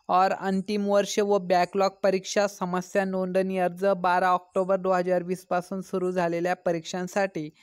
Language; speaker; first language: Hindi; non-native, local second language; Marathi